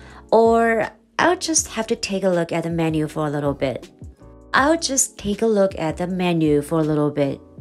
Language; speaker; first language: English; non-native, fluent; Chinese